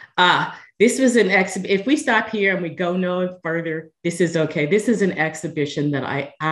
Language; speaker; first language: English; native; English